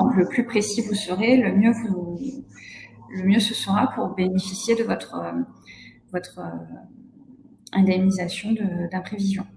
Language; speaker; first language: French; native; French